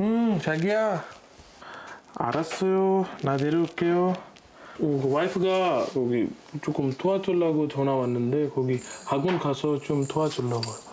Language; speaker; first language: Korean; non-native, learner; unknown